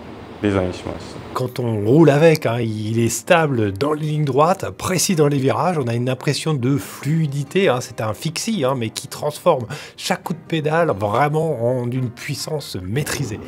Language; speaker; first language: French; native; French